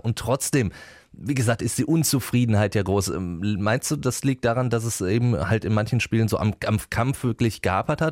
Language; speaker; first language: German; native; German